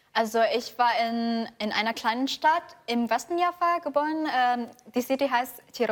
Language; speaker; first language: German; non-native, fluent; Indonesian